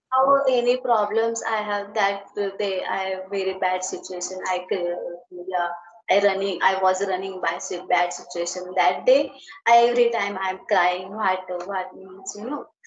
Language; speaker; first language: English; non-native, learner; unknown